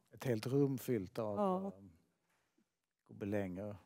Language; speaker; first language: Swedish; native; Swedish